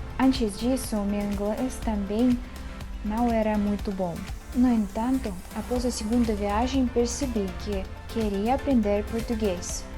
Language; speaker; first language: Portuguese; non-native, learner; Russian